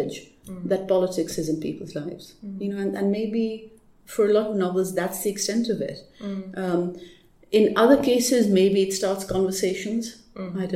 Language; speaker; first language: English; non-native, local second language; Urdu